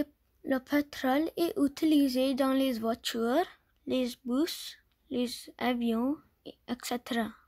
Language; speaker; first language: French; non-native, learner; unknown